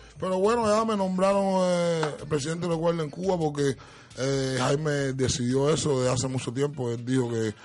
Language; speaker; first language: Spanish; native; Spanish